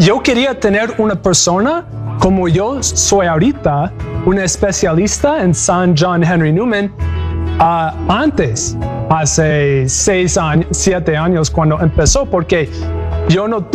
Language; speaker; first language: Spanish; non-native, learner; English